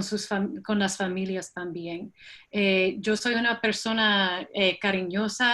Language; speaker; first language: Spanish; non-native, fluent; English